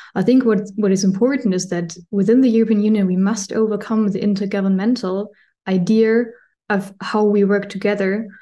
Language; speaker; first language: English; non-native, fluent; German